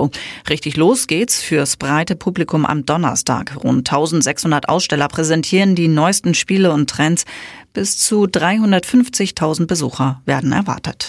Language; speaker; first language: German; native; German